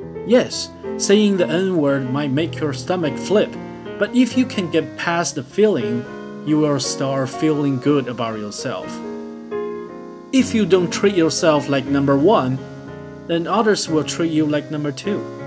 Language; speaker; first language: English; non-native, fluent; Chinese